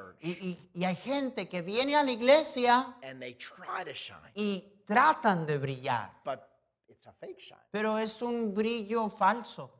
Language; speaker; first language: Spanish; non-native, fluent; English